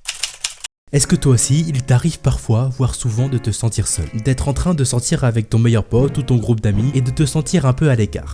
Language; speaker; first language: French; native; French